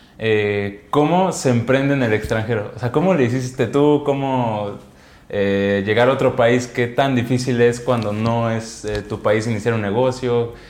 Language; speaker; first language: Spanish; native; Spanish